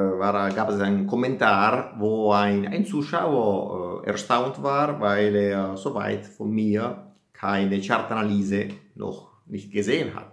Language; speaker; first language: German; non-native, fluent; Italian